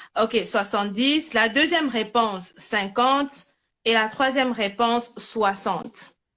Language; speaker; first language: French; native; French